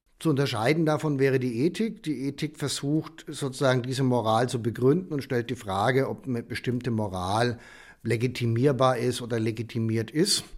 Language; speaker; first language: German; native; German